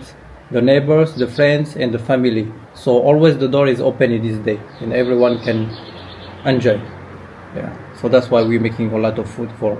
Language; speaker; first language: English; non-native, learner; Arabic